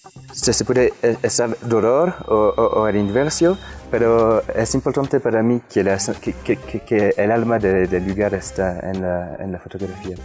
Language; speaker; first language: Spanish; non-native, fluent; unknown